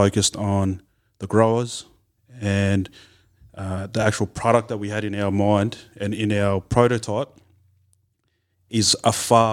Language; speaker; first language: English; native; English